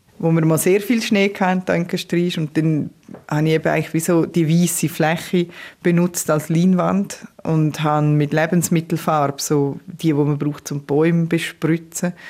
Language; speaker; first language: German; native; German